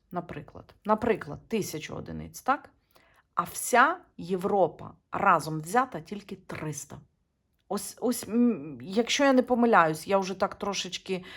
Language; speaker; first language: Ukrainian; native; Ukrainian